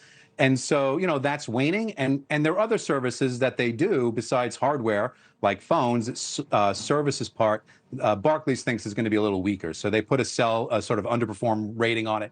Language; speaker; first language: English; native; English